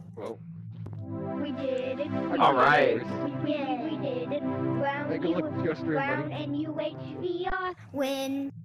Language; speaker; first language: English; non-native, fluent; Polish